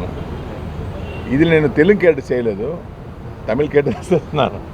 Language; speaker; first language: Telugu; non-native, learner; Tamil